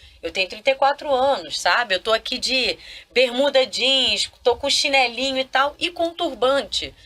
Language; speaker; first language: Portuguese; non-native, local second language; Kabuverdianu